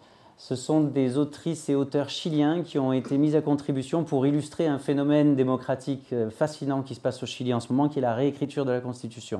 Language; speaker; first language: French; native; French